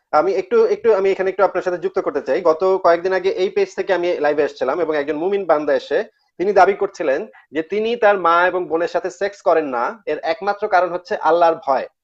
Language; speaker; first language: Bangla; native; Bangla